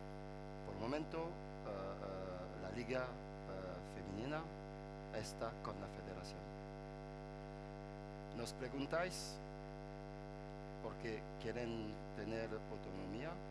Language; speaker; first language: Spanish; non-native, fluent; French